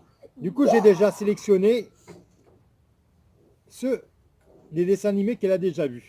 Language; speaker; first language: French; native; French